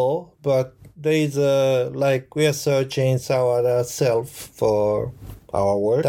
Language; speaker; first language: English; non-native, learner; Italian